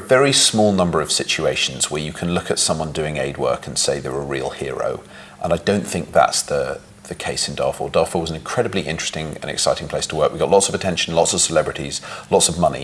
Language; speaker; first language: English; native; English